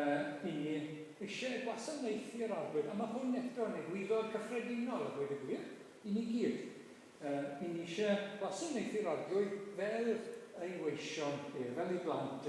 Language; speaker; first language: Welsh; native; Welsh